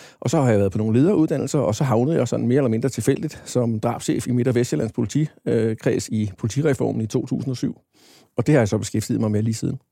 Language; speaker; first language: Danish; native; Danish